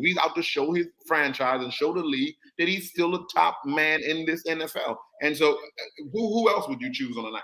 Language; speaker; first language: English; native; English